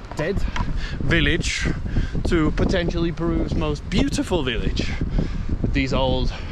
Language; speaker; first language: English; non-native, fluent; Danish